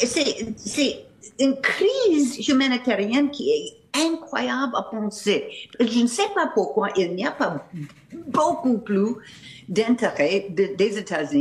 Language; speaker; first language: French; non-native, fluent; English